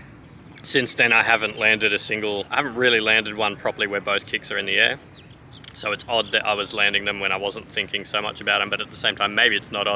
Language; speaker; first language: English; native; English